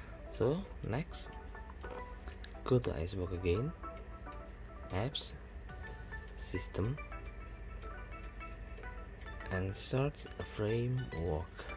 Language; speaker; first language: English; non-native, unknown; Indonesian